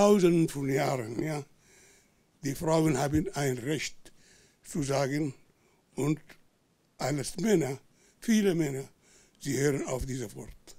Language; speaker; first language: German; non-native, learner; Arabic